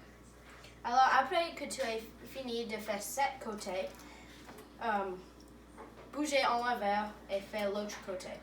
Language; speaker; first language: French; non-native, learner; English